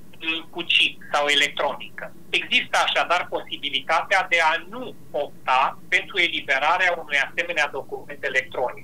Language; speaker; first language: Romanian; native; Romanian